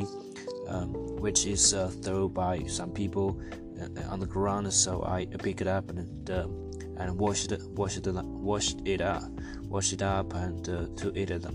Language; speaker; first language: English; non-native, learner; Chinese